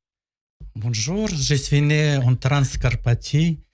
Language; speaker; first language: French; non-native, learner; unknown